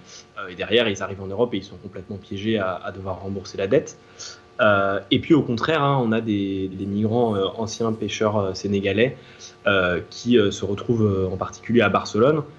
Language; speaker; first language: French; native; French